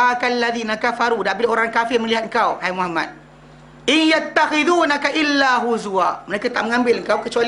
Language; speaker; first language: Malay; native; Malay